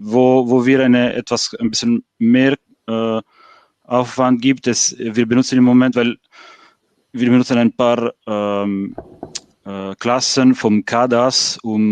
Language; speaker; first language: German; non-native, fluent; French